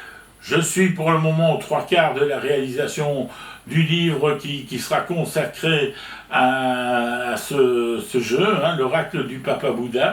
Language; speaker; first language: French; native; French